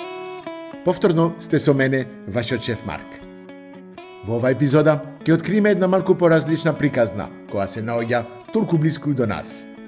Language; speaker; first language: Macedonian; non-native, fluent; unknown